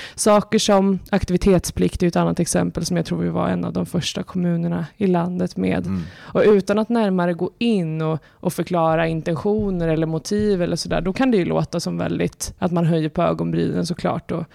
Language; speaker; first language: Swedish; native; Swedish